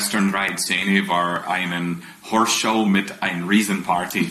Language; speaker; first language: German; non-native, fluent; English